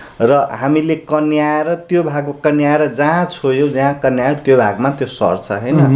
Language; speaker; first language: Nepali; non-native, local second language; Maithili